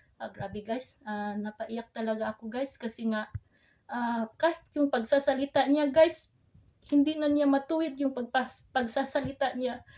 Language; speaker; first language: Filipino; non-native, local second language; Cebuano